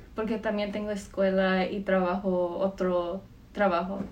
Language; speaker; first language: Spanish; early bilingual, heritage; Spanish